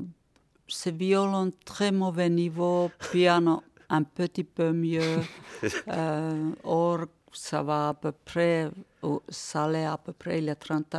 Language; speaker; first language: French; non-native, fluent; Finnish